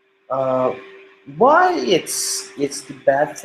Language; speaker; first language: English; non-native, fluent; Turkish